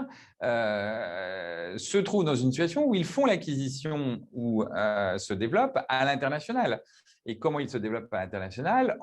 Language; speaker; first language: French; native; French